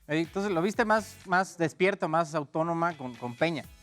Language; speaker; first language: Spanish; native; Spanish